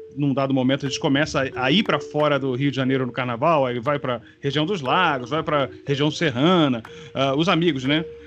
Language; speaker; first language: Portuguese; native; Portuguese